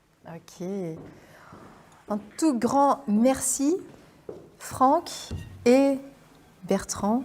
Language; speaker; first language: French; non-native, local second language; Dutch